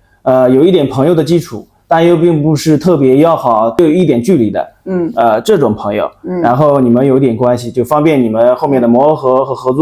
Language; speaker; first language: Chinese; native; Chinese